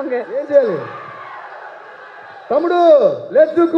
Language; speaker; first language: Tamil; non-native, local second language; Telugu